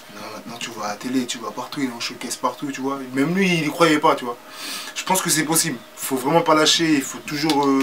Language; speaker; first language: French; native; French